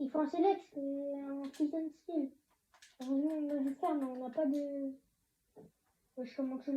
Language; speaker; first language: French; native; French